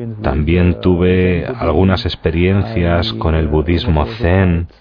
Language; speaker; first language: Spanish; non-native, fluent; German